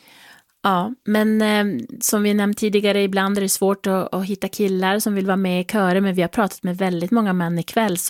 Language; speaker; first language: Swedish; native; Swedish